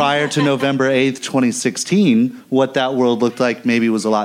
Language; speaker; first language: English; native; English